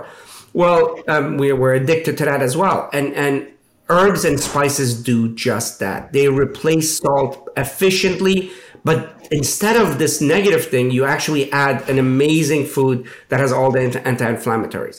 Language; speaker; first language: English; native; English